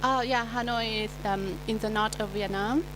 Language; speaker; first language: English; non-native, learner; Vietnamese